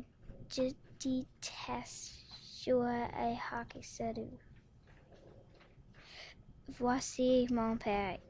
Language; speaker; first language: French; non-native, learner; English